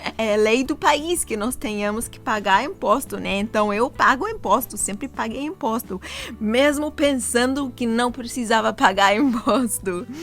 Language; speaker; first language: Portuguese; non-native, fluent; English